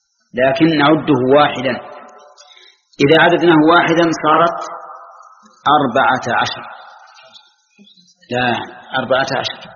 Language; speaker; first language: Arabic; native; Arabic